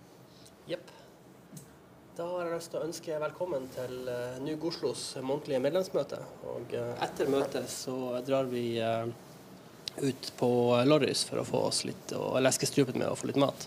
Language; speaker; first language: Norwegian; native; Norwegian